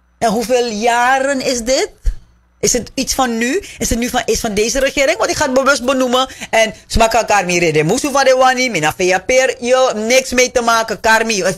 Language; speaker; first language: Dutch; native; Dutch